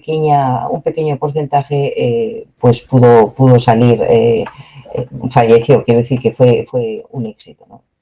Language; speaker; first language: Spanish; native; Spanish